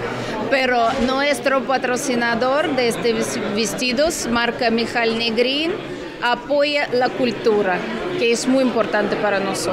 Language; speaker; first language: Spanish; non-native, learner; Russian